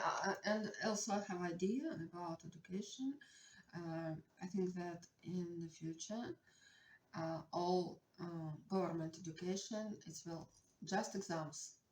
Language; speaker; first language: English; non-native, learner; Russian